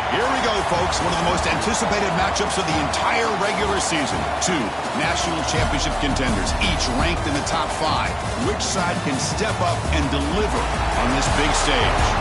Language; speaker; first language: English; native; English